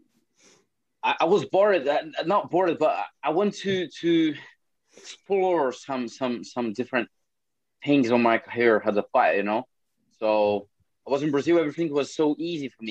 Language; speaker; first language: English; non-native, fluent; Portuguese